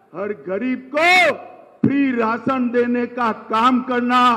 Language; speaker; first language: Hindi; non-native, local second language; Gujarati